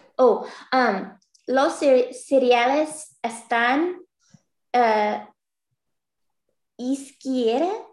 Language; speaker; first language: Spanish; non-native, learner; English